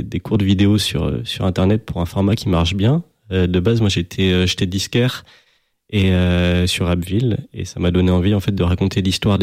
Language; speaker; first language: French; native; French